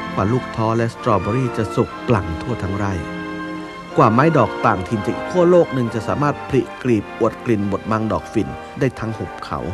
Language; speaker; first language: Thai; native; Thai